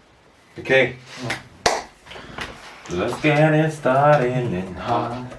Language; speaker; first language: English; non-native, learner; Korean